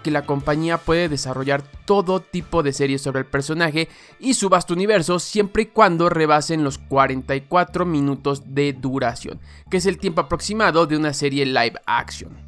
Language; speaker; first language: Spanish; native; Spanish